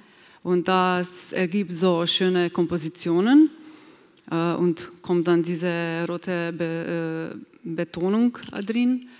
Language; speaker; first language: German; non-native, fluent; Slovenian